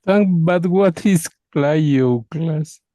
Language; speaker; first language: English; non-native, learner; Spanish